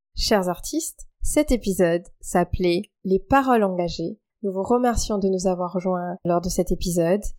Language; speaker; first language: French; non-native, local second language; Morisyen